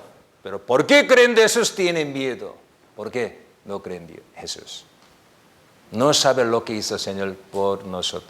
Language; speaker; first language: Spanish; non-native, learner; Korean